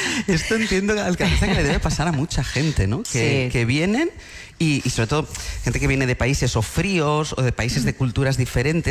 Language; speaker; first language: Spanish; native; Spanish